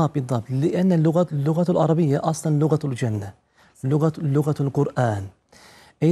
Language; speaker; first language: Arabic; non-native, fluent; Turkish